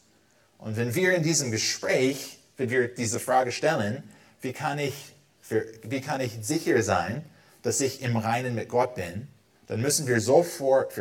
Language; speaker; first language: German; non-native, fluent; English